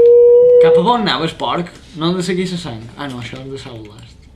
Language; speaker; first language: Catalan; native; Catalan